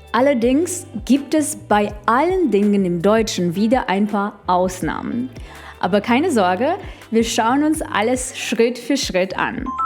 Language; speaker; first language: German; non-native, fluent; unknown